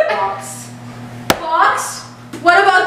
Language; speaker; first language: English; native; English